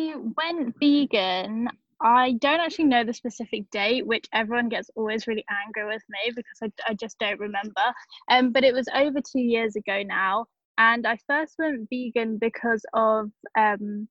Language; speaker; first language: English; native; English